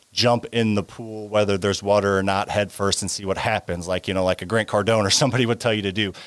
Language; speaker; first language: English; native; English